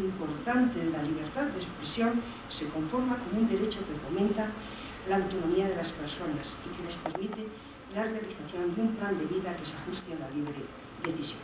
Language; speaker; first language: Spanish; native; Spanish